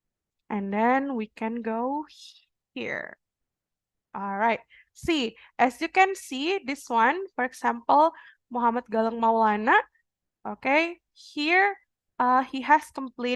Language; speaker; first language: English; non-native, fluent; Indonesian